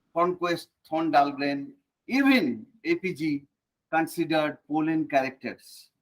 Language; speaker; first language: English; non-native, local second language; Bangla